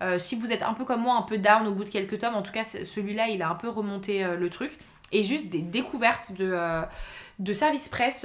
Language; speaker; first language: French; native; French